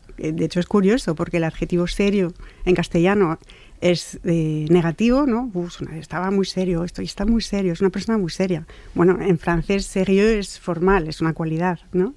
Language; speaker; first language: Spanish; non-native, fluent; French